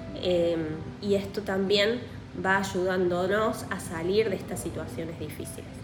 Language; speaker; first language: Spanish; native; Spanish